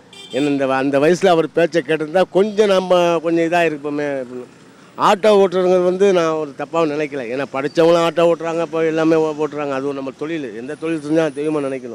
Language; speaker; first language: Tamil; native; Tamil